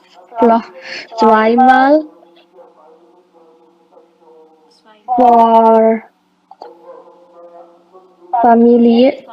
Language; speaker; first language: German; non-native, learner; Indonesian